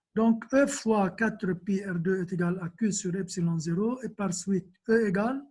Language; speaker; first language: French; non-native, local second language; Arabic